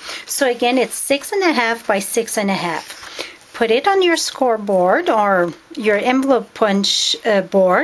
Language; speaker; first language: English; non-native, fluent; French